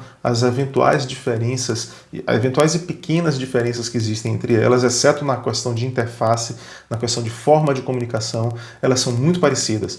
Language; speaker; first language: Portuguese; native; Portuguese